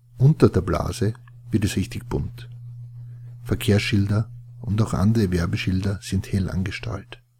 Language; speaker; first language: German; native; German